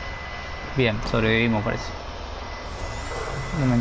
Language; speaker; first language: Spanish; native; Spanish